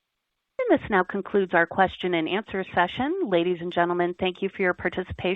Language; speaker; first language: English; native; English